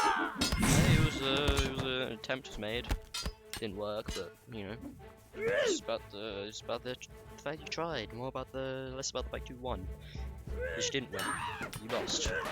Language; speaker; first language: English; native; English